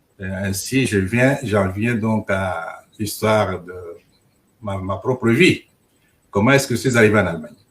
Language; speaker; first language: French; non-native, local second language; Luba-Lulua